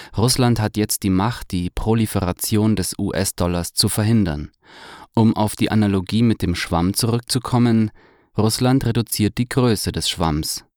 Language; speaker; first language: German; native; German